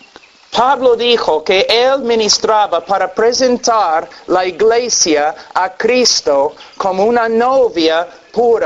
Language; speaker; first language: Spanish; non-native, fluent; English